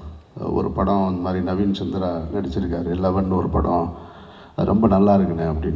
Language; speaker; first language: Tamil; native; Tamil